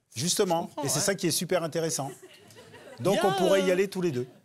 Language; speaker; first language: French; native; French